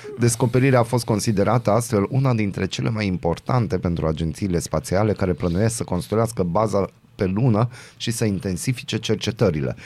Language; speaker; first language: Romanian; non-native, local second language; Hungarian